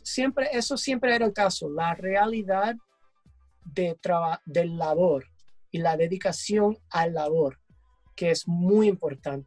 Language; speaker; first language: Spanish; early bilingual, heritage; English